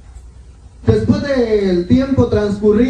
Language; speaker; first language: Spanish; native; Spanish